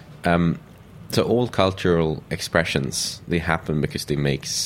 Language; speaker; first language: English; non-native, fluent; Swedish